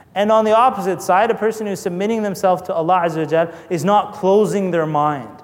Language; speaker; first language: English; native; English